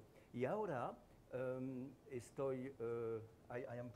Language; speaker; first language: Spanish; non-native, learner; French